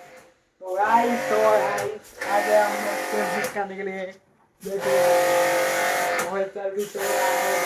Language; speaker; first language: Hindi; non-native, local second language; Bangla